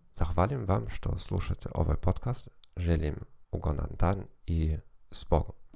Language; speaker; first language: Croatian; non-native, fluent; German